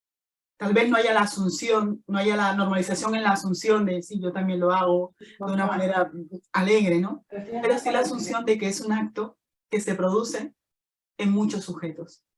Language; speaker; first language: Spanish; native; Spanish